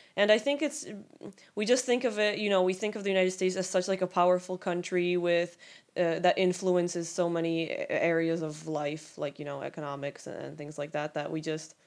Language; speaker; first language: English; non-native, fluent; Polish